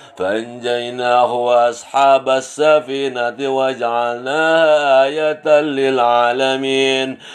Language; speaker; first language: Arabic; non-native, learner; Indonesian